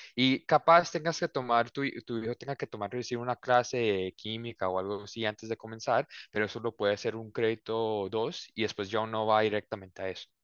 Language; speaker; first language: Spanish; early bilingual, heritage; Spanish